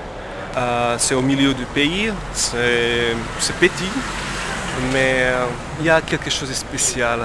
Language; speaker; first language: French; non-native, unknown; Slovak